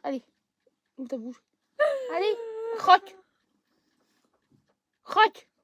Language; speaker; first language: French; native; French